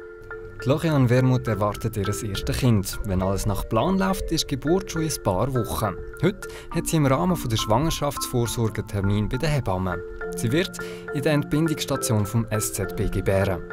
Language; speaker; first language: German; native; German